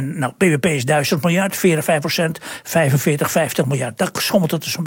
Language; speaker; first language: Dutch; native; Dutch